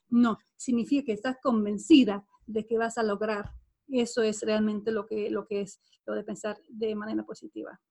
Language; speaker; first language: Spanish; non-native, fluent; Swedish